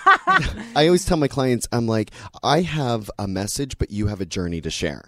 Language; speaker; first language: English; native; English